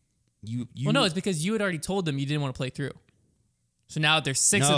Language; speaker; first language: English; native; English